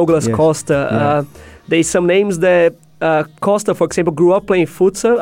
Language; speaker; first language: English; non-native, fluent; Portuguese